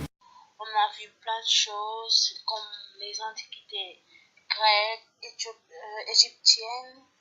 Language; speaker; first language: French; non-native, learner; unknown